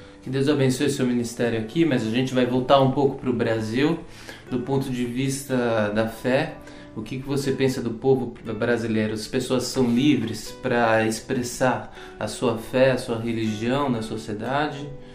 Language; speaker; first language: Portuguese; native; Portuguese